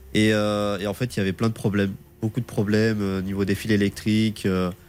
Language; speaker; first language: French; native; French